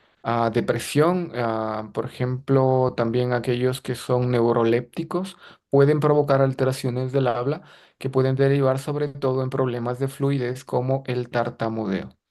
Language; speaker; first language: Spanish; native; Spanish